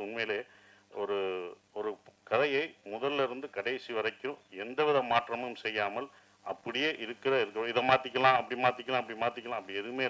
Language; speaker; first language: Tamil; native; Tamil